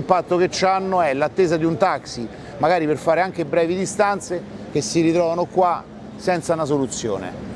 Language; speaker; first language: Italian; native; Italian